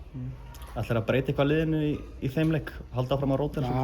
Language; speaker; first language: Icelandic; native; Icelandic